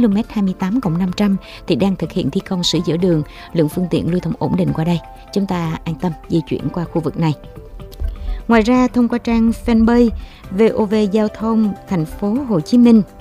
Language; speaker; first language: Vietnamese; native; Vietnamese